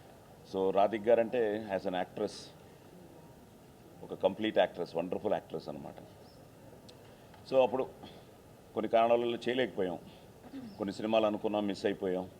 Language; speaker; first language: Telugu; native; Telugu